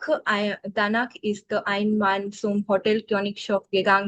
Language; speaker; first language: German; non-native, learner; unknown